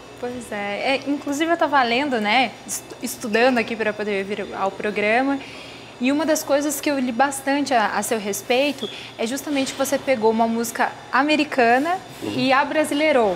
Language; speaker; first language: Portuguese; native; Portuguese